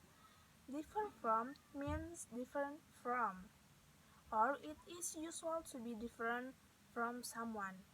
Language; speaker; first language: English; non-native, learner; Indonesian